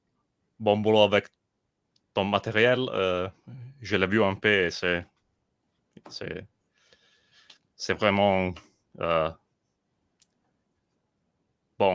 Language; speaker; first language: French; non-native, learner; Italian